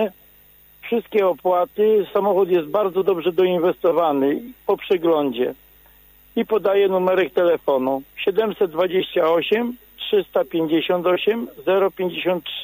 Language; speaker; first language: Polish; native; Polish